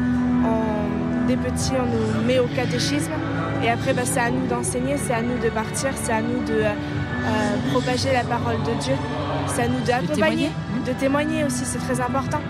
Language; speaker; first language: French; native; French